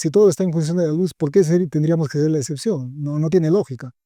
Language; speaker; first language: Spanish; native; Spanish